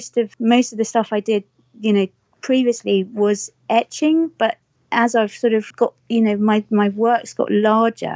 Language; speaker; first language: English; native; English